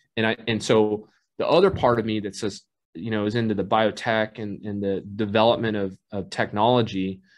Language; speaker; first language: English; native; English